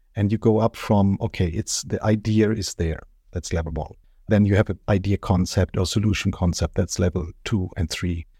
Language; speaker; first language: English; non-native, fluent; German